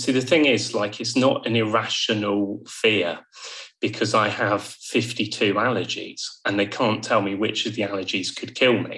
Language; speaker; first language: English; native; English